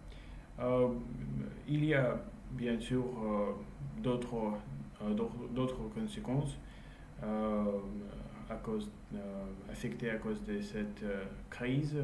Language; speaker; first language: French; non-native, learner; English